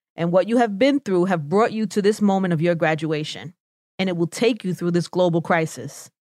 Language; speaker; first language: English; native; English